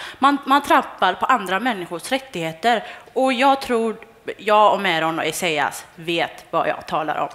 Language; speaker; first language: Swedish; early bilingual, other home language; Tigrinya